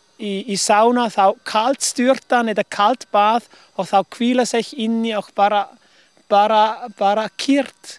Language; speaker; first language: Icelandic; non-native, learner; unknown